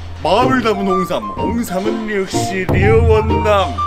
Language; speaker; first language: Korean; native; Korean